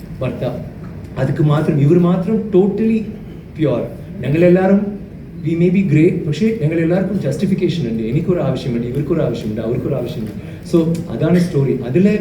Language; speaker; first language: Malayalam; non-native, fluent; Tamil